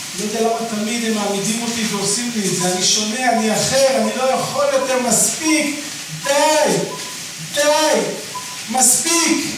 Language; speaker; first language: Hebrew; native; Hebrew